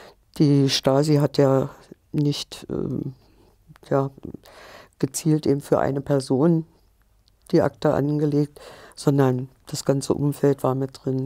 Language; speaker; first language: German; native; German